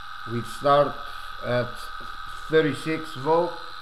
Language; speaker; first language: English; non-native, learner; Portuguese